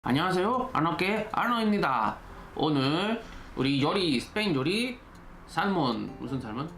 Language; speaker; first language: Korean; non-native, fluent; Spanish